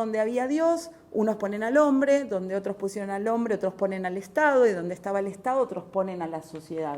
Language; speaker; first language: Spanish; native; Spanish